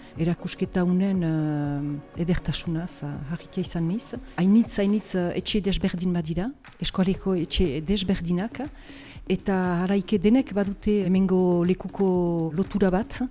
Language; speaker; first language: Basque; native; Basque